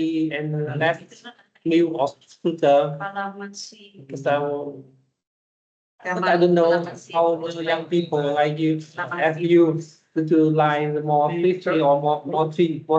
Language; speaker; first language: English; non-native, learner; Vietnamese